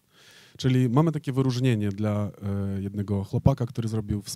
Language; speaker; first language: Polish; non-native, fluent; Ukrainian